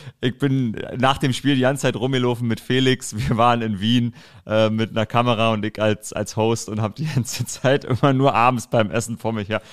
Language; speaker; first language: German; native; German